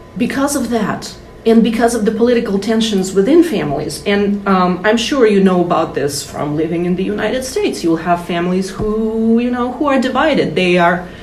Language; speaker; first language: English; non-native, fluent; Russian